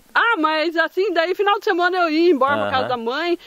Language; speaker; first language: Portuguese; native; Portuguese